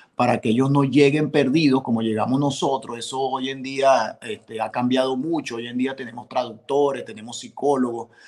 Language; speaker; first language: Spanish; native; Spanish